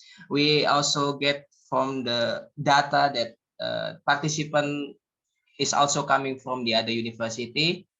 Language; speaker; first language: English; non-native, learner; Indonesian